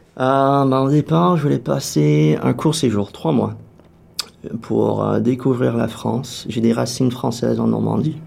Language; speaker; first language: French; native; French